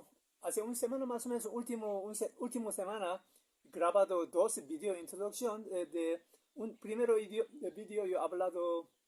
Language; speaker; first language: Spanish; non-native, learner; Korean